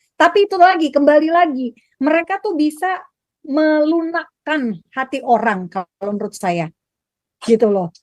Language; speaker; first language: Indonesian; native; Indonesian